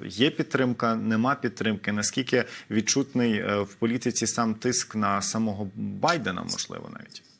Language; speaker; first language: Ukrainian; native; Ukrainian